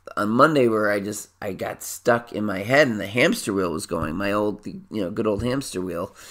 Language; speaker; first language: English; native; English